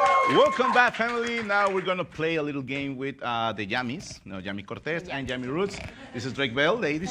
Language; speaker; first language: English; non-native, fluent; Spanish